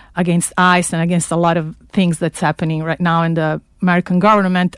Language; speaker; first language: English; non-native, fluent; Italian